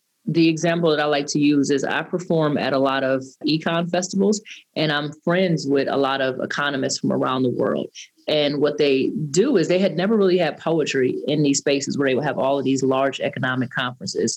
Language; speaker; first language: English; native; English